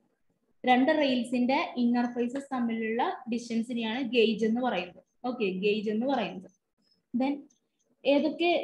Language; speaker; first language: Malayalam; native; Malayalam